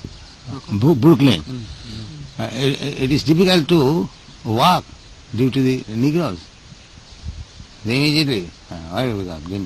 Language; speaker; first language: English; non-native, local second language; Bangla